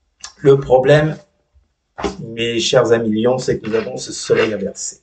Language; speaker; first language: French; native; French